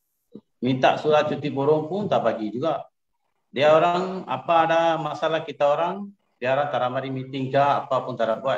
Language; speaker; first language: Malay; non-native, local second language; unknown